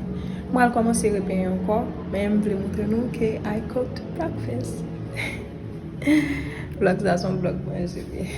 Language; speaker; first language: French; non-native, learner; Haitian Creole